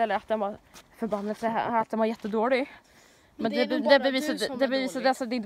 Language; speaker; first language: Swedish; native; Swedish